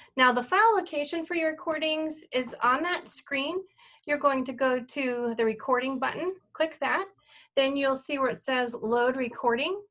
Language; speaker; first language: English; native; English